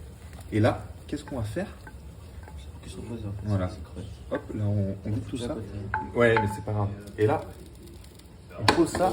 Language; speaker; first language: French; native; French